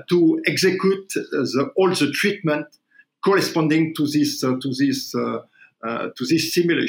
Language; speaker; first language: English; non-native, learner; French